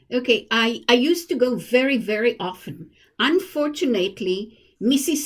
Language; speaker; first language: English; non-native, fluent; Hebrew